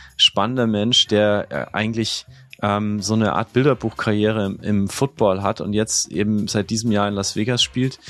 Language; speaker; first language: German; native; German